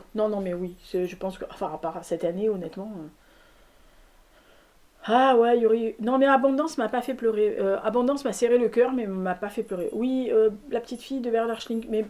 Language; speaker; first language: French; native; French